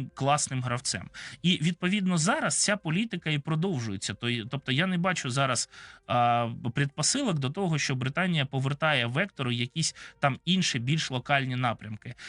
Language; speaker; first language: Ukrainian; non-native, local second language; Russian